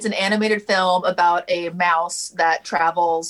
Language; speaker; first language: English; native; English